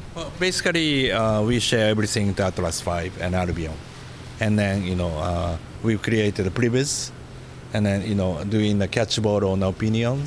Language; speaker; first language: English; non-native, fluent; Japanese